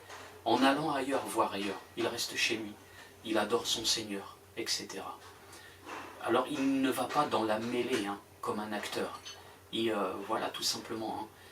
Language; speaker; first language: French; native; French